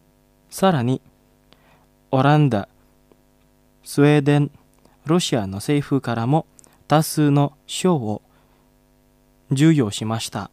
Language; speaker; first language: Japanese; non-native, fluent; Indonesian